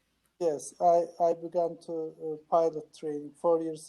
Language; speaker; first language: English; non-native, learner; Turkish